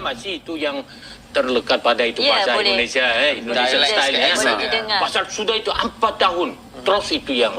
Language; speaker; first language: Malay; non-native, fluent; Korean